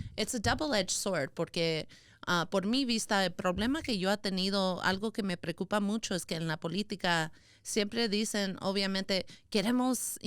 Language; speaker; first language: Spanish; early bilingual, other home language; English